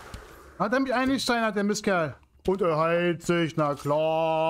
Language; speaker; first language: German; native; German